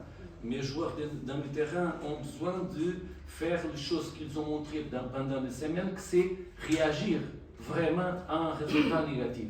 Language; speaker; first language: French; non-native, learner; Portuguese